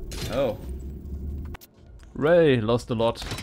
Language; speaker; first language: English; non-native, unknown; German